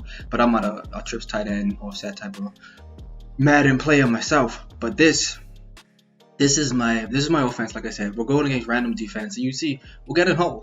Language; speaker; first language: English; native; English